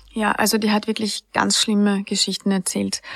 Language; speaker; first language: German; native; German